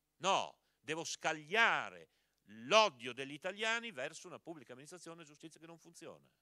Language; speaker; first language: Italian; native; Italian